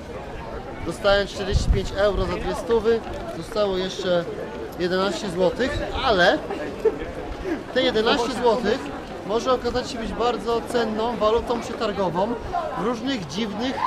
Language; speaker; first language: Polish; native; Polish